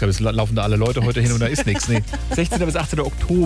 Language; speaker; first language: German; native; German